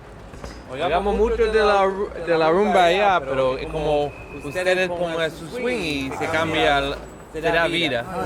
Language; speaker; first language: Spanish; non-native, learner; English